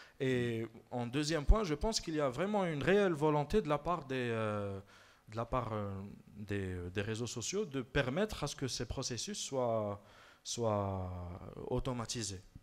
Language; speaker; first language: French; non-native, local second language; Arabic